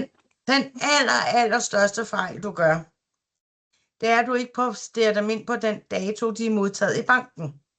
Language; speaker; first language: Danish; native; Danish